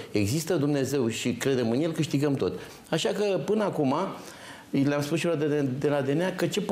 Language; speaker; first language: Romanian; native; Romanian